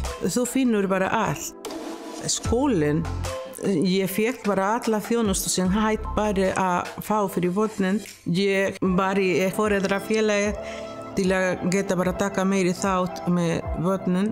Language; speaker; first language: Icelandic; non-native, fluent; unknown